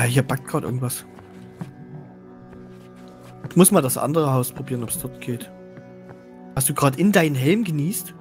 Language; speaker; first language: German; native; German